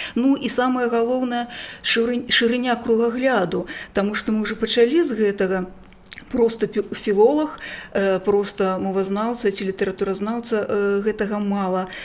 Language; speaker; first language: Belarusian; native; Belarusian